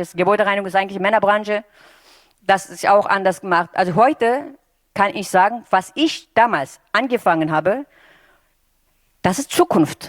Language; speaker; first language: German; non-native, fluent; Turkish